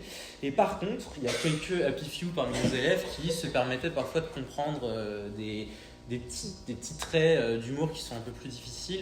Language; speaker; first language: French; native; French